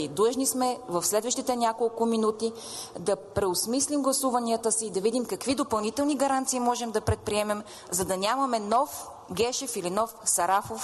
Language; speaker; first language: Bulgarian; native; Bulgarian